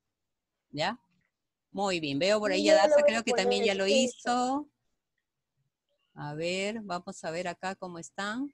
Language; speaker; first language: Spanish; native; Spanish